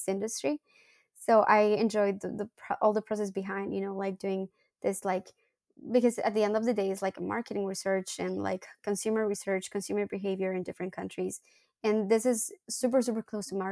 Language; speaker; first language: English; non-native, fluent; Spanish